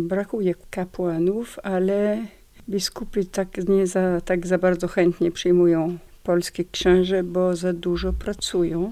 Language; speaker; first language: Polish; non-native, learner; French